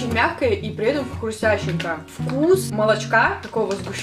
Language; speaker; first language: Russian; native; Russian